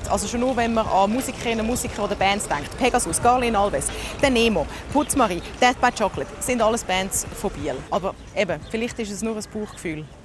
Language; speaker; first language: German; native; German